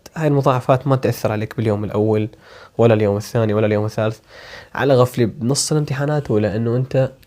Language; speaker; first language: Arabic; native; Arabic